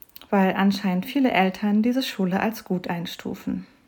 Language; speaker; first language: German; native; German